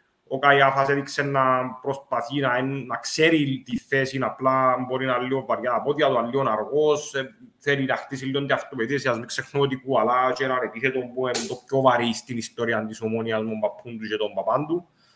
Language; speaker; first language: Greek; native; Greek